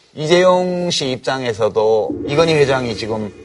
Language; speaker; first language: Korean; native; Korean